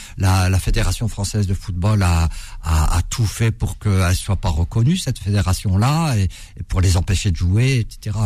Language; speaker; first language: French; early bilingual, other home language; Arabic